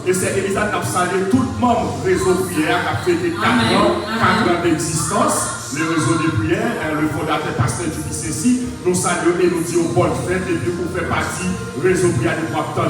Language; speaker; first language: French; non-native, local second language; Haitian Creole